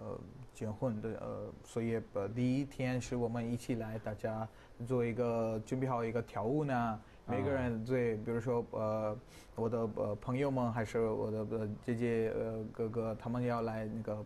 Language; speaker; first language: Chinese; non-native, learner; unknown